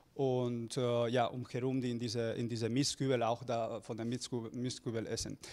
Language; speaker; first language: German; non-native, fluent; Spanish